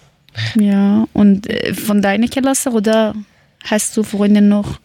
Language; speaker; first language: German; non-native, learner; Persian